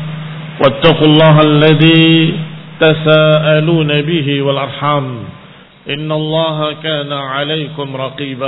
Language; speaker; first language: Arabic; non-native, fluent; Indonesian